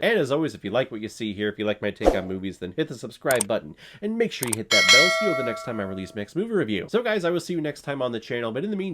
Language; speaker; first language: English; native; English